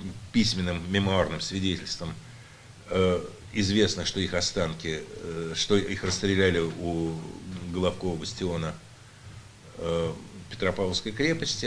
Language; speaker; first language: Russian; native; Russian